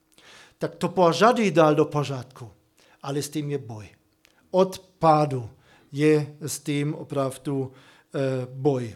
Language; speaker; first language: Czech; non-native, fluent; German